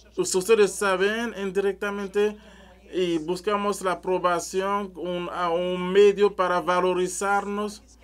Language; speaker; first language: Spanish; non-native, learner; French